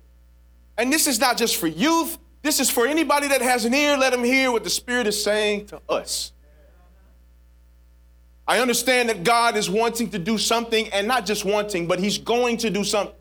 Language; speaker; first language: English; native; English